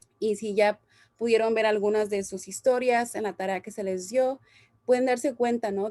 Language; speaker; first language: Spanish; early bilingual, heritage; Spanish